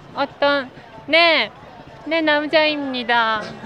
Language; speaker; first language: Korean; non-native, learner; Japanese